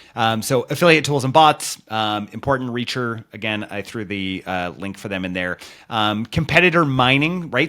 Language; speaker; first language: English; native; English